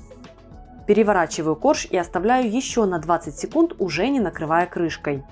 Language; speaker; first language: Russian; native; Russian